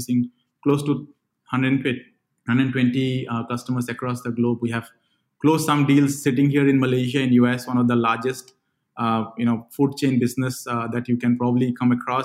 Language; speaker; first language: English; non-native, local second language; Bangla